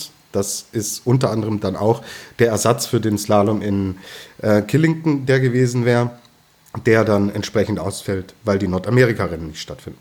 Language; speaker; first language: German; native; German